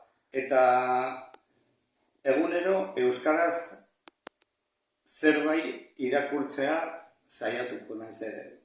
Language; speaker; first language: Basque; non-native, learner; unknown